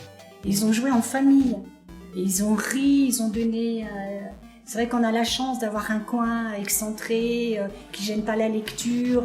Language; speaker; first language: French; native; French